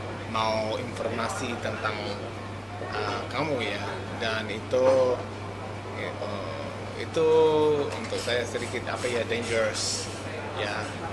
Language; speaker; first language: Indonesian; non-native, learner; English